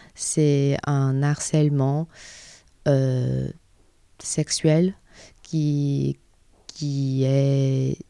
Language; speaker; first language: French; non-native, learner; Chinese